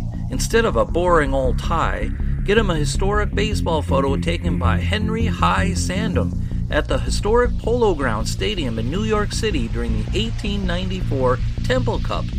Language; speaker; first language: English; native; English